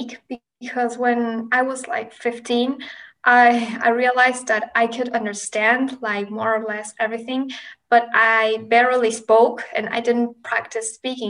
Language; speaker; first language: English; non-native, fluent; Spanish